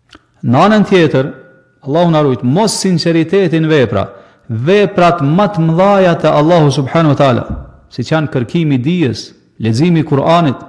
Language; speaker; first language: Albanian; native; Albanian